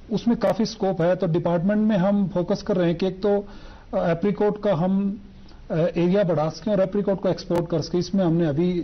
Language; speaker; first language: Hindi; non-native, local second language; Ladakhi